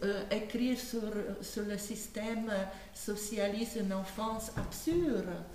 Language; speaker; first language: French; non-native, fluent; Slovak